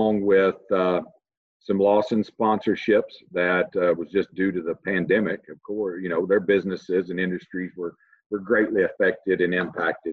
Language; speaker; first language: English; native; English